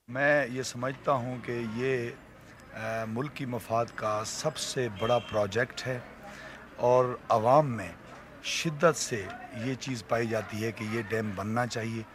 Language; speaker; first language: Urdu; non-native, local second language; Punjabi